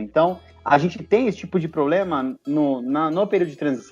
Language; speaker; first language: Portuguese; native; Portuguese